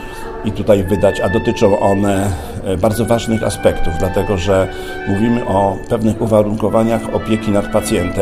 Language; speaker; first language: Polish; native; Polish